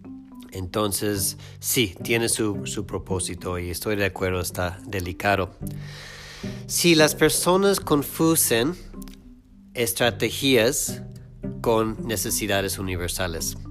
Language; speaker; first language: Spanish; non-native, fluent; English